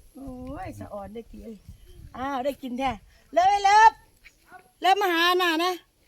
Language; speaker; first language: Thai; native; Thai